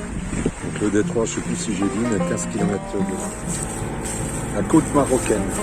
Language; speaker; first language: French; native; French